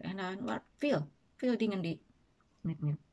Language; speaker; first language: Dutch; non-native, learner; Indonesian